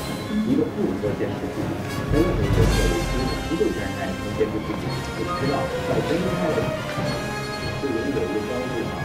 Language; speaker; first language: Chinese; native; Chinese